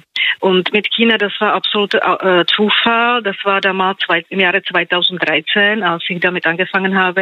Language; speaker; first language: German; non-native, fluent; Czech